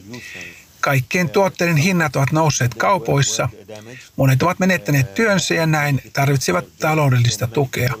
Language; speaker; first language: Finnish; native; Finnish